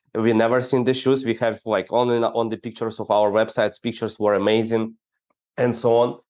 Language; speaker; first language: English; non-native, fluent; Ukrainian